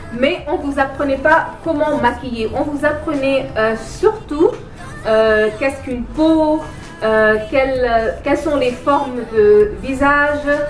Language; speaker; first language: French; non-native, local second language; Wolof